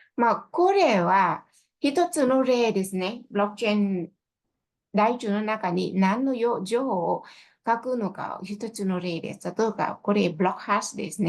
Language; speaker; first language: Japanese; non-native, fluent; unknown